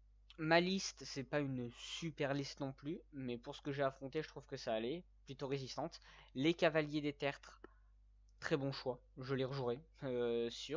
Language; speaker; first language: French; native; French